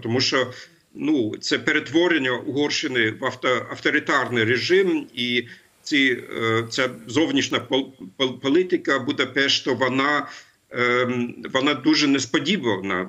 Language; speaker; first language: Ukrainian; non-native, fluent; German